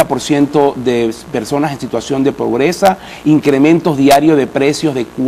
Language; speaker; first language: Spanish; native; Spanish